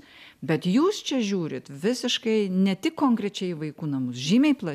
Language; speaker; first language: Lithuanian; native; Lithuanian